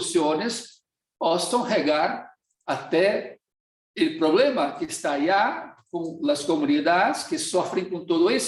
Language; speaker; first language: Portuguese; non-native, fluent; Spanish